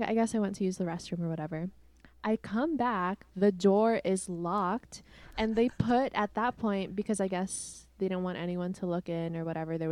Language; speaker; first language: English; non-native, local second language; Cebuano